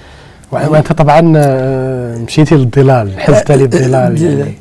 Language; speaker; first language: Arabic; native; Arabic